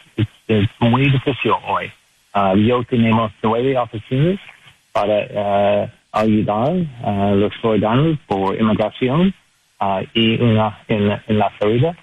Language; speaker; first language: Spanish; non-native, learner; English